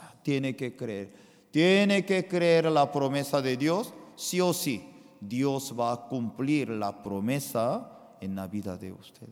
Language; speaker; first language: Spanish; non-native, fluent; Korean